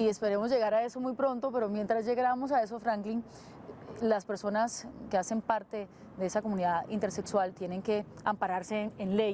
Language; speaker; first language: Spanish; native; Spanish